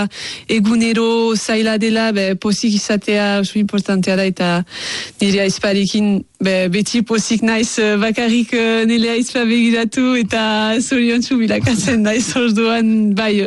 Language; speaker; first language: Basque; non-native, local second language; French